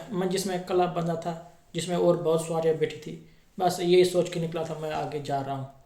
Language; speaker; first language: Urdu; non-native, local second language; Sindhi